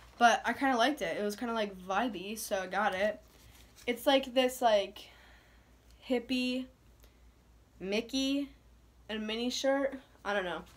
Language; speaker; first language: English; native; English